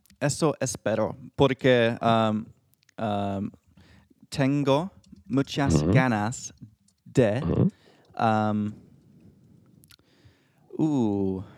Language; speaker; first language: Spanish; non-native, learner; English